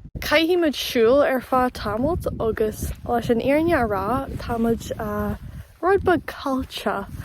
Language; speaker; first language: Irish; non-native, local second language; English